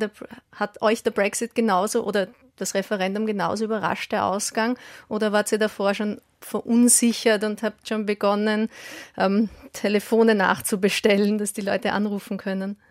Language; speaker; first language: German; native; German